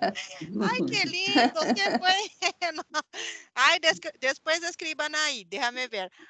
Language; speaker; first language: Spanish; non-native, fluent; Portuguese